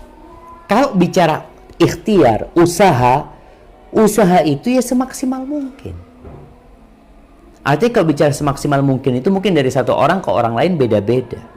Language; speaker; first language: Indonesian; native; Indonesian